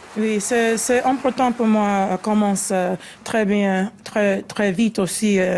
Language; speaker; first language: French; non-native, learner; English